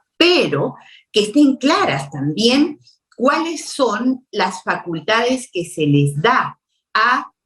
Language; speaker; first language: Spanish; native; Spanish